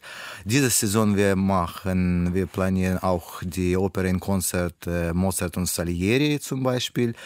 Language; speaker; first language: German; non-native, learner; Russian